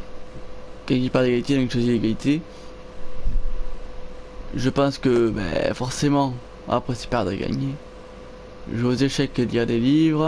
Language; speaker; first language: French; native; French